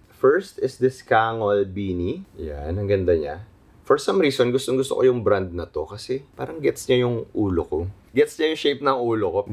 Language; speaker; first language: Filipino; native; Filipino